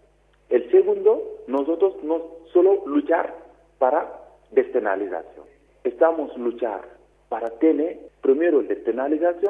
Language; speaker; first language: Spanish; non-native, learner; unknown